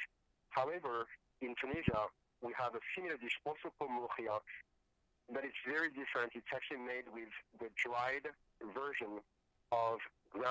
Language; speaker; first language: English; non-native, fluent; French